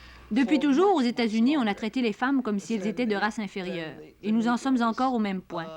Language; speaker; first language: French; native; French